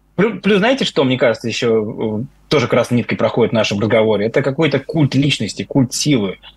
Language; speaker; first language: Russian; native; Russian